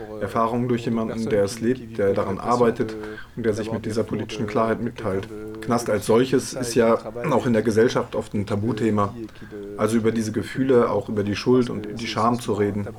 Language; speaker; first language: German; native; German